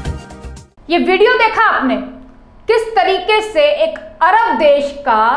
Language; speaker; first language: Hindi; native; Hindi